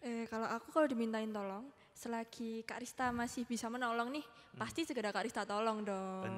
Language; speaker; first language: Indonesian; native; Indonesian